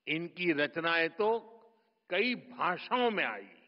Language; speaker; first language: Hindi; non-native, local second language; Gujarati